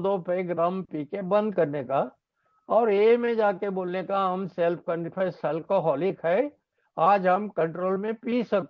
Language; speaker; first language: Hindi; non-native, local second language; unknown